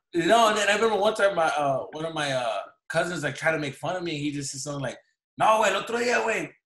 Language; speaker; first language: English; early bilingual, other home language; Spanish